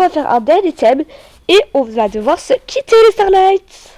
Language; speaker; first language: French; native; French